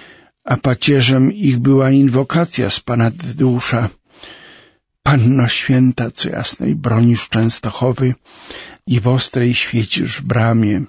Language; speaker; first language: Polish; native; Polish